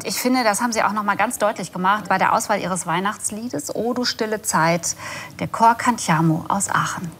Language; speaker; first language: German; native; German